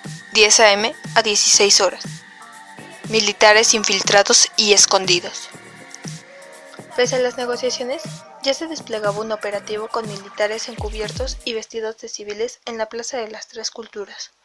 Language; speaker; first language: Spanish; native; Spanish